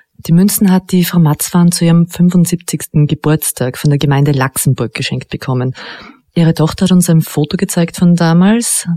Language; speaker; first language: German; native; German